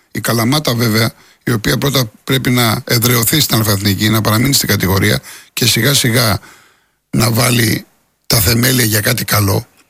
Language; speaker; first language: Greek; native; Greek